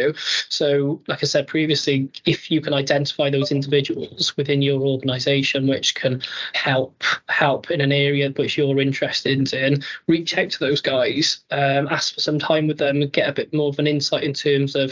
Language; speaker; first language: English; native; English